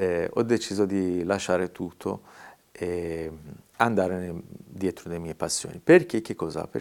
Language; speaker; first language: Italian; non-native, fluent; Persian